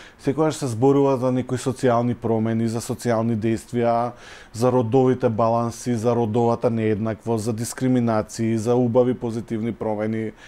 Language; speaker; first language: Macedonian; native; Macedonian